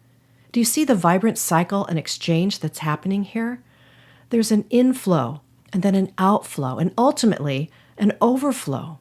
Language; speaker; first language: English; native; English